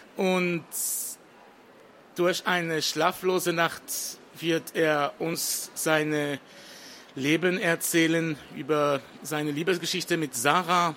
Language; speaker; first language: German; non-native, fluent; French